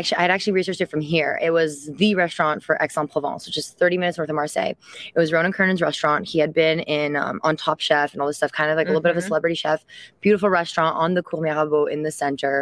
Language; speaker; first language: English; early bilingual, other home language; French